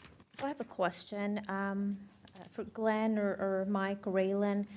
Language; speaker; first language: English; native; English